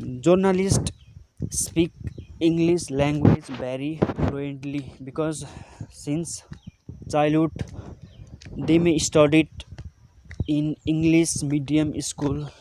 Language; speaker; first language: English; non-native, local second language; Nepali